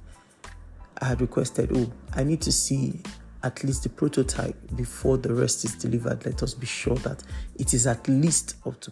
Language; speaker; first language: English; non-native, local second language; Yoruba